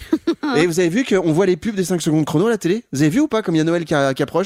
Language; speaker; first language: French; native; French